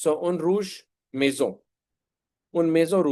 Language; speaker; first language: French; non-native, fluent; Hindi